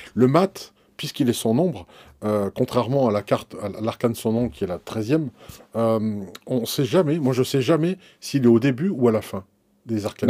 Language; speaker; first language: French; native; French